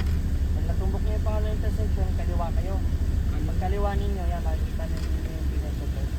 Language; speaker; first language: Filipino; native; Filipino